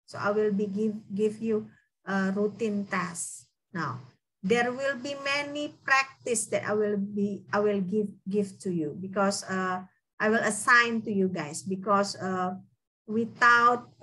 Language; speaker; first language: English; non-native, fluent; Indonesian